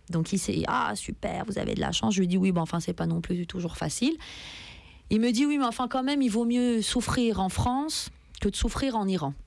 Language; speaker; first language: French; early bilingual, other home language; Persian